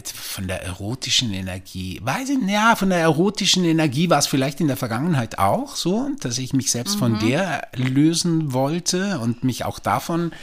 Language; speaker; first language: German; native; German